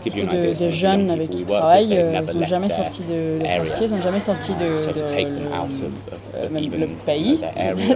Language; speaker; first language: French; non-native, fluent; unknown